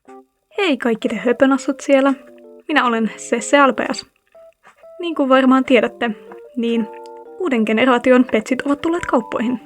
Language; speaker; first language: Finnish; native; Finnish